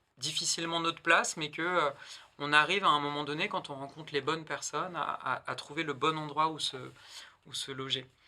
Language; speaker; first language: French; native; French